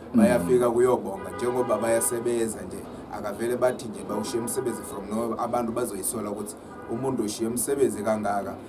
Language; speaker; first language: Zulu; native; Zulu